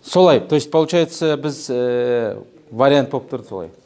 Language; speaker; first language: Russian; non-native, local second language; Kazakh